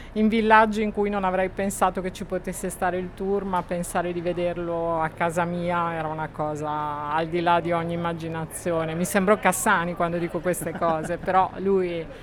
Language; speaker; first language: Italian; native; Italian